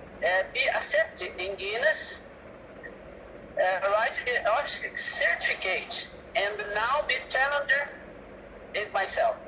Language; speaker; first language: English; non-native, learner; Portuguese